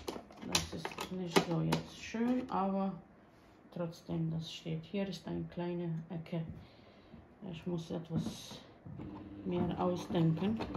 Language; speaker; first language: German; non-native, learner; Bosnian